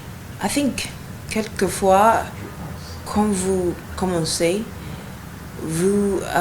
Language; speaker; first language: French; non-native, learner; Yoruba